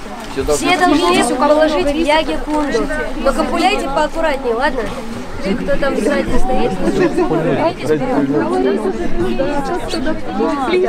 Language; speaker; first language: Russian; native; Russian